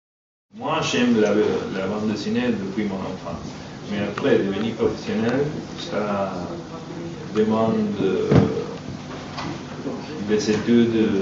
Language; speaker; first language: French; non-native, fluent; Spanish